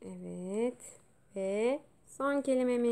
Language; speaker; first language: Turkish; native; Turkish